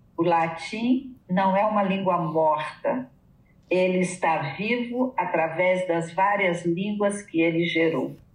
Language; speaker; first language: Portuguese; native; Portuguese